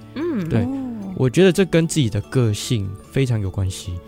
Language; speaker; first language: Chinese; native; Chinese